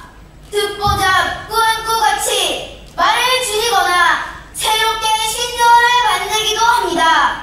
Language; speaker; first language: Korean; native; Korean